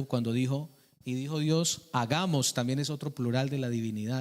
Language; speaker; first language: Spanish; native; Spanish